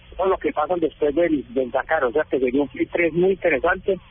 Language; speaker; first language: Spanish; native; Spanish